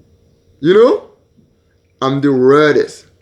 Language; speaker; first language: English; non-native, learner; Haitian Creole